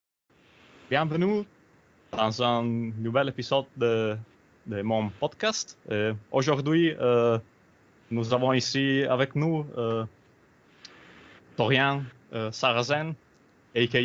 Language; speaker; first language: French; non-native, learner; Italian